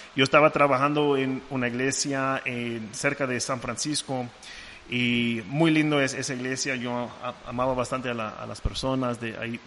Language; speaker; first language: Spanish; non-native, fluent; English